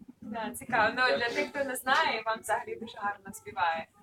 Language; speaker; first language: Ukrainian; early bilingual, other home language; English